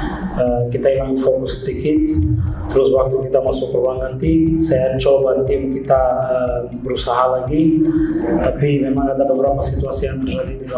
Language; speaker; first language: Indonesian; non-native, fluent; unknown